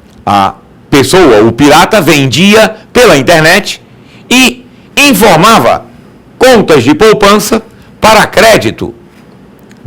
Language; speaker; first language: Portuguese; native; Portuguese